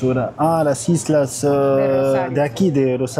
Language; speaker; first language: Spanish; non-native, learner; Arabic